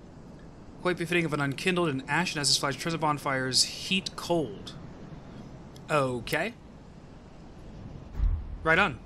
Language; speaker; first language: English; native; English